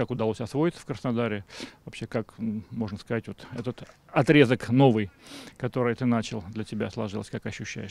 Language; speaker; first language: Russian; native; Russian